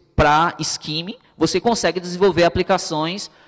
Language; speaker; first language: Portuguese; native; Portuguese